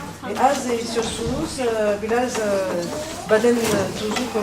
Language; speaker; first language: Turkish; non-native, learner; French